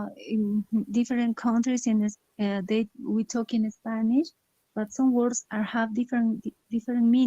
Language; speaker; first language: English; non-native, learner; Spanish